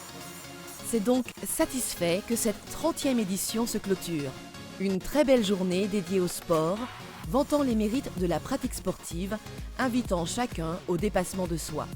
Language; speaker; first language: French; native; French